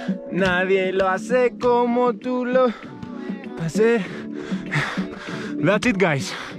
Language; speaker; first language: Spanish; non-native, learner; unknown